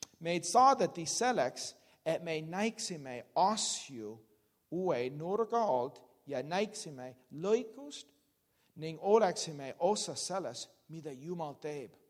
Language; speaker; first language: Estonian; non-native, learner; English